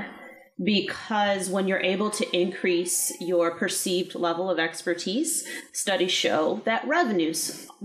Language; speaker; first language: English; native; English